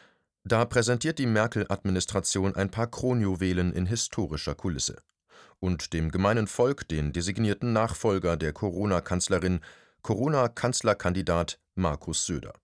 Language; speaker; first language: German; native; German